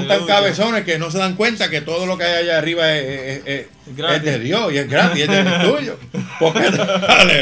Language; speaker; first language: Spanish; native; Spanish